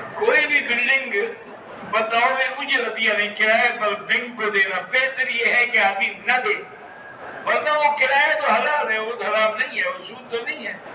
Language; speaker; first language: Urdu; early bilingual, heritage; Urdu